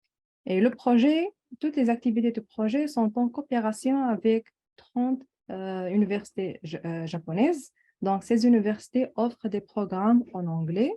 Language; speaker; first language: French; non-native, local second language; Arabic